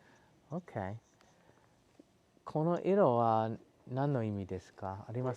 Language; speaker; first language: Japanese; non-native, learner; English